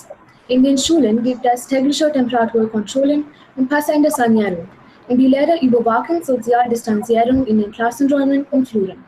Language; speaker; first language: German; non-native, learner; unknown